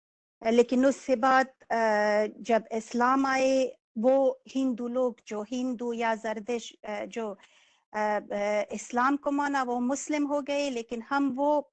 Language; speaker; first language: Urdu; non-native, fluent; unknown